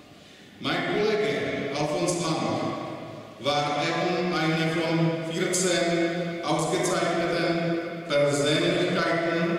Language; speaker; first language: German; non-native, fluent; Czech